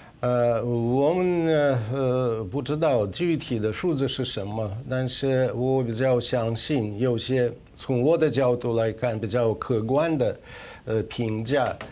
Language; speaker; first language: Chinese; non-native, fluent; Russian